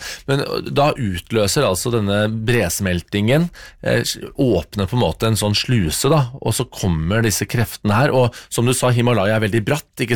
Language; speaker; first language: Norwegian; native; Norwegian